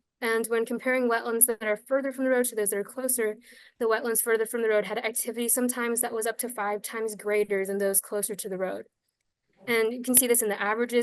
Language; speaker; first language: English; native; English